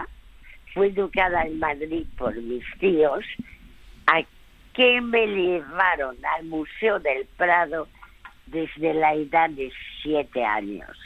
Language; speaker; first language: Spanish; early bilingual, other home language; French